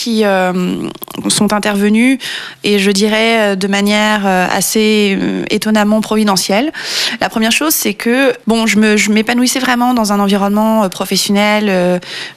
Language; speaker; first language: French; native; French